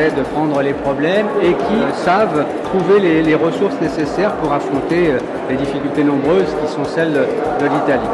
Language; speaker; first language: French; native; French